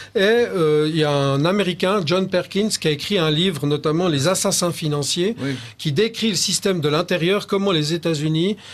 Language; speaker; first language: French; native; French